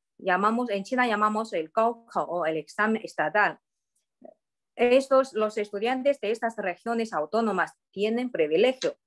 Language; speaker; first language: Spanish; non-native, fluent; Chinese